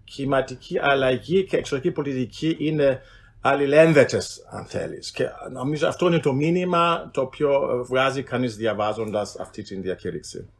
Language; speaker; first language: Greek; non-native, fluent; German